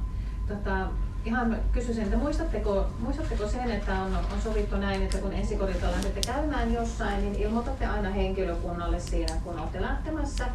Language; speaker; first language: Finnish; native; Finnish